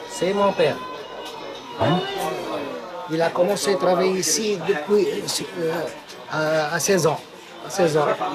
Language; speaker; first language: French; non-native, local second language; Arabic